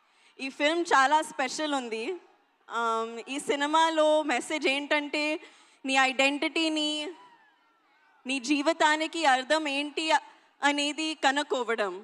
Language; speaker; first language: Telugu; non-native, learner; Hindi